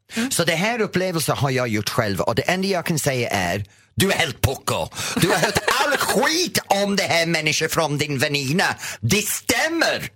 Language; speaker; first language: Swedish; non-native, fluent; English